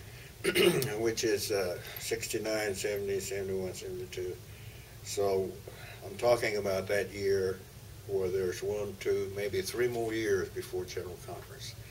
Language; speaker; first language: English; early bilingual, other home language; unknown